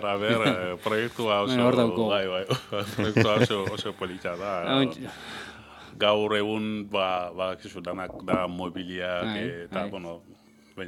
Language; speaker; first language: Basque; non-native, learner; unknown